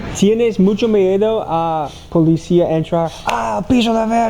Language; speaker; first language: Spanish; non-native, learner; English